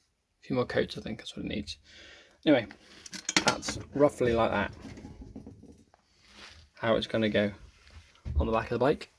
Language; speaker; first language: English; native; English